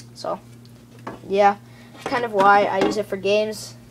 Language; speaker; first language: English; native; English